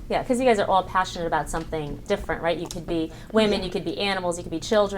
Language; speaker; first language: English; native; English